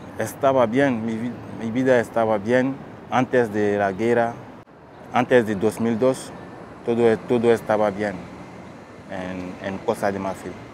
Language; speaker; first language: Spanish; non-native, learner; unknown